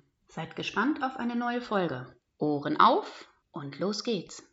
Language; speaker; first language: German; native; German